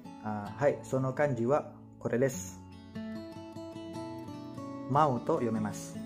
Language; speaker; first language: Japanese; non-native, learner; Indonesian